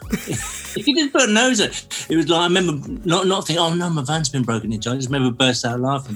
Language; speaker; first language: English; native; English